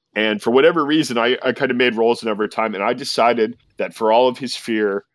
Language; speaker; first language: English; native; English